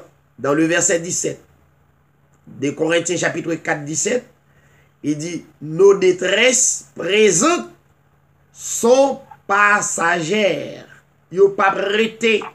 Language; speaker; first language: French; non-native, local second language; Haitian Creole